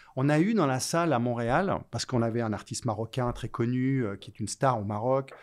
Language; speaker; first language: French; native; French